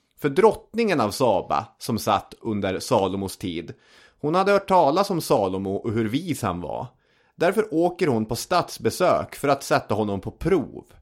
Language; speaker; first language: Swedish; native; Swedish